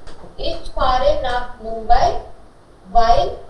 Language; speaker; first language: German; non-native, learner; Hindi